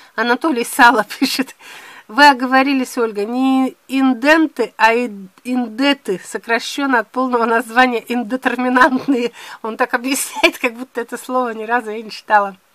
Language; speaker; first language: Russian; native; Russian